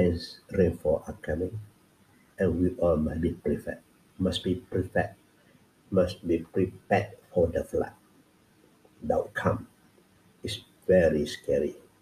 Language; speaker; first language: English; non-native, local second language; Pattani Malay